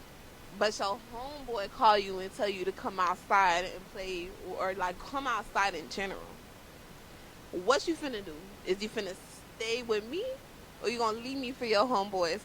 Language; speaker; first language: English; native; English